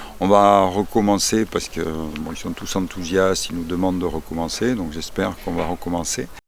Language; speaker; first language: French; native; French